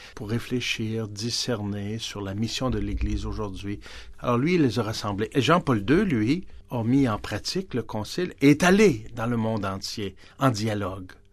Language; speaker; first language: French; native; French